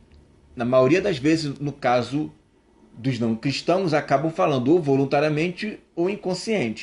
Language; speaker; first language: Portuguese; native; Portuguese